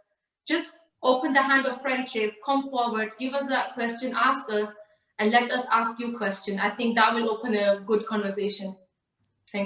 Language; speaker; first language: English; early bilingual, other home language; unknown